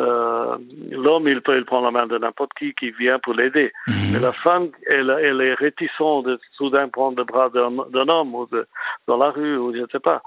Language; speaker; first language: French; non-native, fluent; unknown